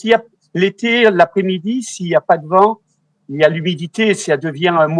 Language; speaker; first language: French; native; French